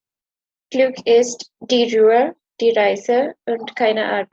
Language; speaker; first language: German; non-native, learner; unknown